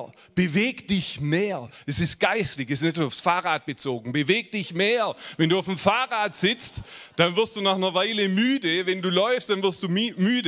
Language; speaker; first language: German; native; German